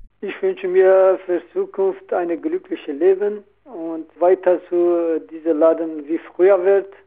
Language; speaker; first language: German; non-native, learner; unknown